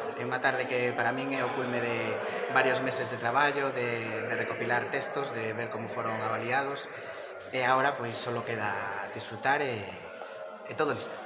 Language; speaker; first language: Galician; native; Galician